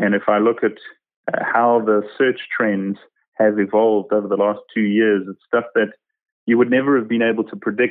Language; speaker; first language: English; native; English